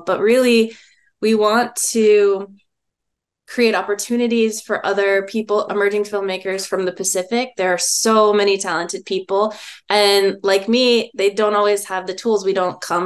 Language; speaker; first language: English; native; English